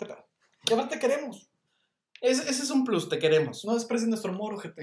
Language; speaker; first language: Spanish; native; Spanish